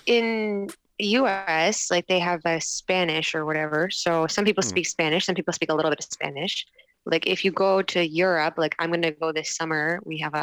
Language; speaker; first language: English; native; English